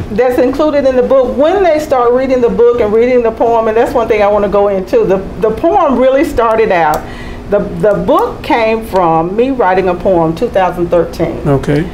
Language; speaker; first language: English; native; English